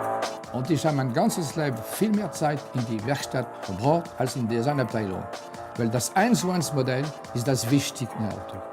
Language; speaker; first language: German; non-native, fluent; French